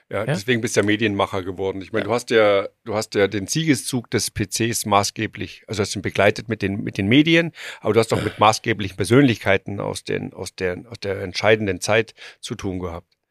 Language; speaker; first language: German; native; German